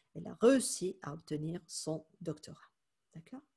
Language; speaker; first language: French; non-native, fluent; Spanish